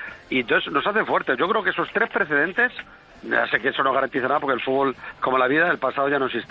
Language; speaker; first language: Spanish; native; Spanish